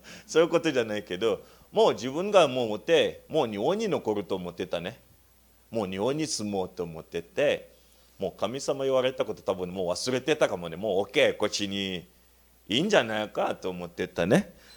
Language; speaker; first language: Japanese; non-native, learner; Luba-Lulua